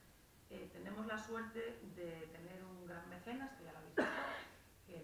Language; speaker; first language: Spanish; native; Spanish